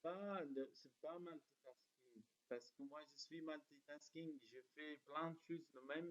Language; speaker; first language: French; non-native, learner; Arabic